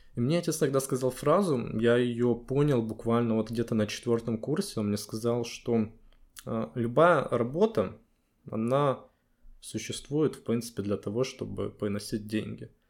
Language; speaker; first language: Russian; native; Russian